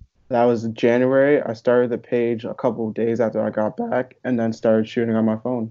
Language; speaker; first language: English; native; English